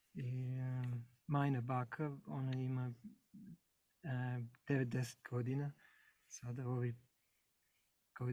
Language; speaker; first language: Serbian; non-native, learner; English